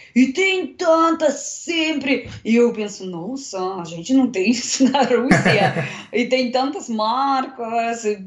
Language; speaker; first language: Portuguese; non-native, fluent; Russian